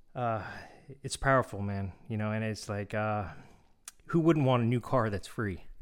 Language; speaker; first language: English; non-native, fluent; Korean